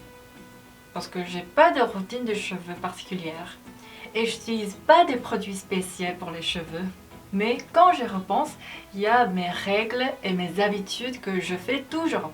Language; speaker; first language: French; non-native, learner; Korean